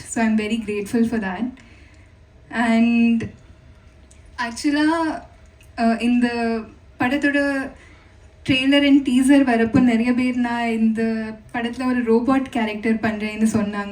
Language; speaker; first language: Tamil; non-native, fluent; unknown